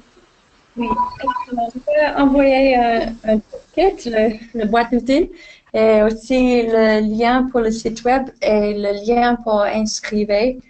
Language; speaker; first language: French; non-native, fluent; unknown